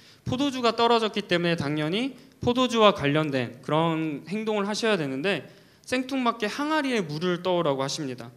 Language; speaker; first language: Korean; native; Korean